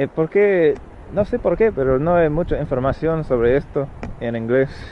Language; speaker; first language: Spanish; non-native, fluent; English